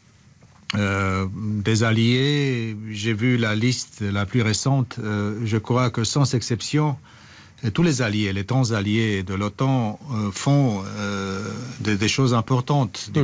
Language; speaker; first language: French; non-native, fluent; Romanian